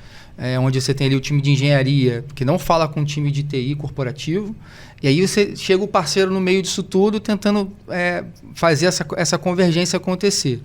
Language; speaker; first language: Portuguese; native; Portuguese